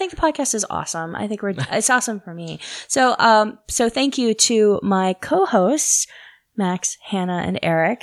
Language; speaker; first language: English; native; English